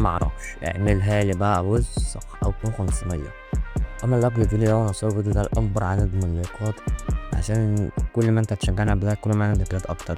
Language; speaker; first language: Arabic; native; Arabic